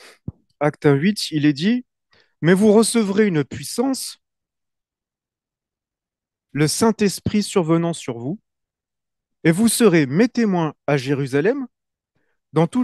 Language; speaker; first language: French; native; French